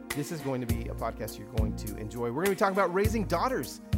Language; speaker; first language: English; early bilingual, other home language; Spanish